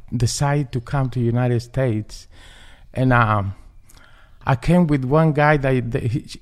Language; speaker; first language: English; non-native, learner; Spanish